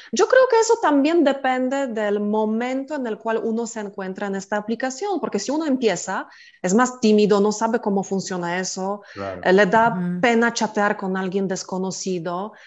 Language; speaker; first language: Spanish; non-native, fluent; Polish